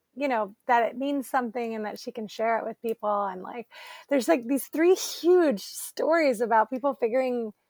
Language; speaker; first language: English; native; English